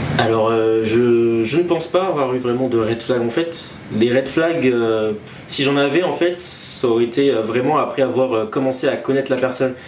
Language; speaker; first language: French; non-native, local second language; Malagasy